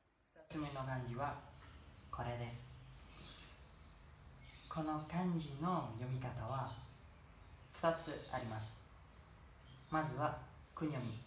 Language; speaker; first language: Japanese; non-native, learner; Indonesian